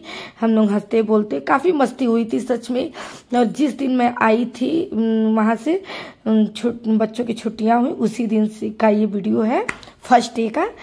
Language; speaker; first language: Hindi; native; Hindi